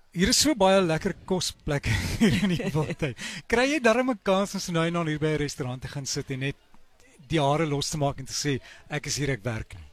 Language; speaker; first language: Afrikaans; native; Afrikaans